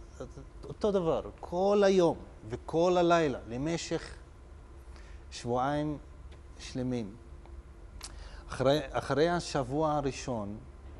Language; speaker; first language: Hebrew; non-native, local second language; Arabic